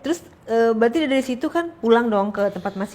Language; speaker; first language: Indonesian; native; Indonesian